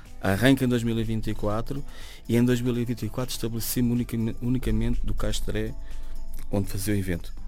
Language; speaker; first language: Portuguese; native; Portuguese